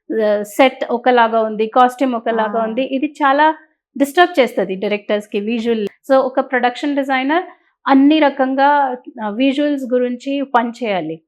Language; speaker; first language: Telugu; non-native, learner; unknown